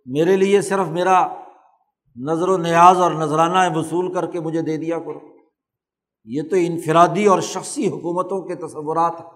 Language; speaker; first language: Urdu; non-native, local second language; Punjabi